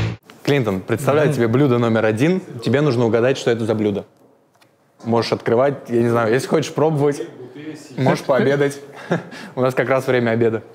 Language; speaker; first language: Russian; native; Russian